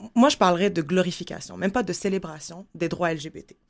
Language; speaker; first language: French; non-native, local second language; Arabic